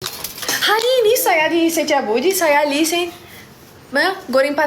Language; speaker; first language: Indonesian; non-native, learner; Portuguese